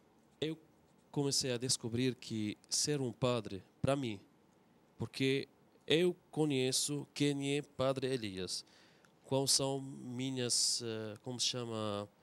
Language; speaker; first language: Portuguese; non-native, fluent; Arabic